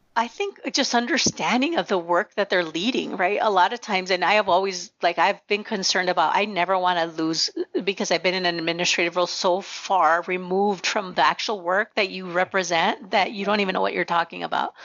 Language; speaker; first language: English; early bilingual, other home language; Spanish